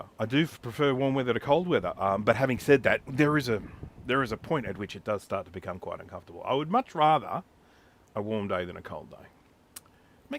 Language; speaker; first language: English; native; English